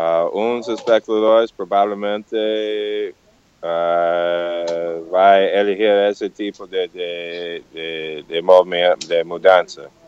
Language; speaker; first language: Portuguese; non-native, learner; English